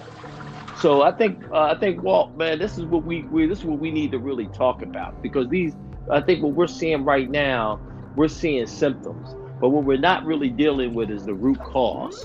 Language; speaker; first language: English; native; English